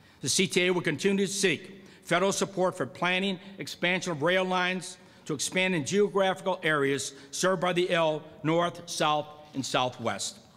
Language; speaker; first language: English; native; English